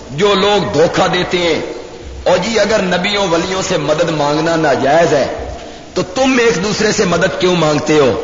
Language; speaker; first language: Urdu; non-native, local second language; Punjabi